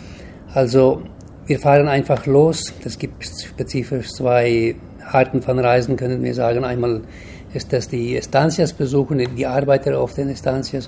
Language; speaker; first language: German; early bilingual, heritage; German